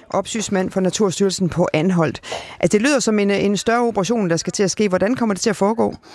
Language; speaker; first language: Danish; native; Danish